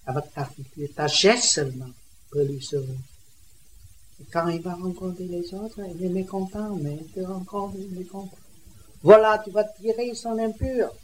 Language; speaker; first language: French; non-native, learner; Vietnamese